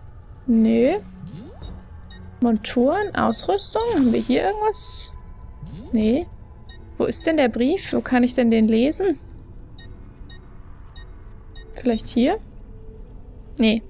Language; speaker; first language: German; native; German